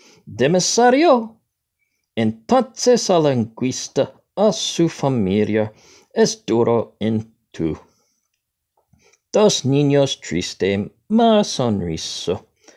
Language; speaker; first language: Spanish; non-native, learner; English